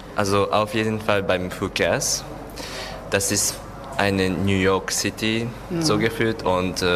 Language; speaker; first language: German; non-native, learner; Japanese